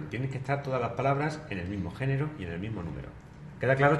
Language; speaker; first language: Spanish; native; Spanish